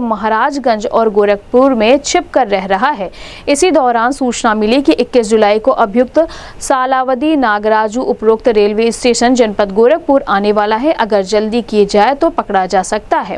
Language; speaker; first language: Hindi; native; Hindi